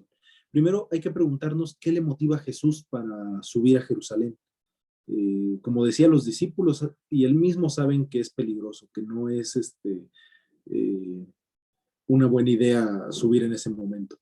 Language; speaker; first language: Spanish; native; Spanish